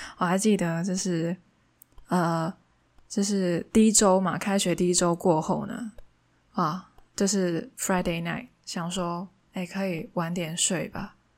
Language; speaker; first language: Chinese; non-native, local second language; Cantonese